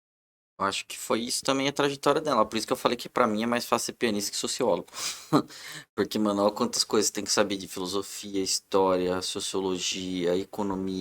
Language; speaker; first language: Portuguese; native; Portuguese